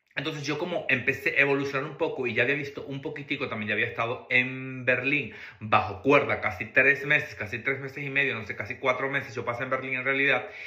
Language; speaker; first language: Spanish; native; Spanish